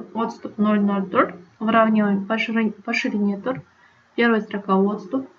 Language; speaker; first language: Russian; non-native, local second language; Kazakh